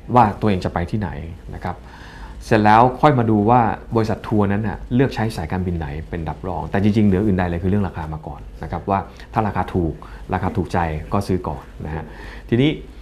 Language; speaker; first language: Thai; native; Thai